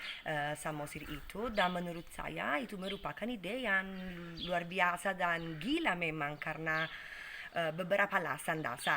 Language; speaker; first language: Indonesian; non-native, fluent; Italian